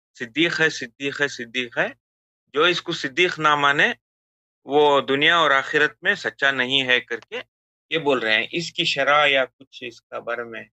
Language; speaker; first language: Urdu; native; Urdu